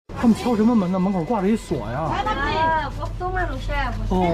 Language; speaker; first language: Chinese; native; Chinese